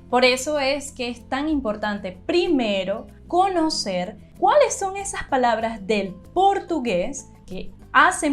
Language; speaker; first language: Spanish; non-native, fluent; Portuguese